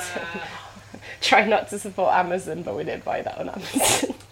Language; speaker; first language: English; non-native, fluent; Italian